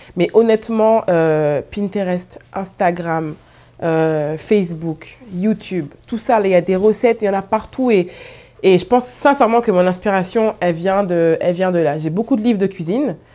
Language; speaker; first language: French; native; French